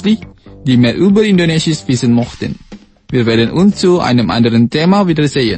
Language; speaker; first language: German; non-native, fluent; Indonesian